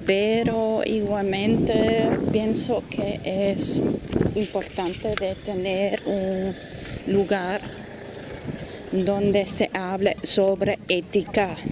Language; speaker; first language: Spanish; non-native, fluent; German